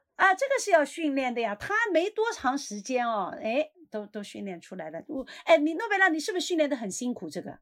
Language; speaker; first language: Chinese; native; Chinese